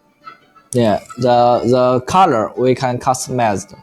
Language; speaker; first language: English; non-native, learner; Chinese